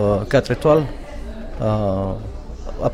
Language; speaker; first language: French; non-native, fluent; Romanian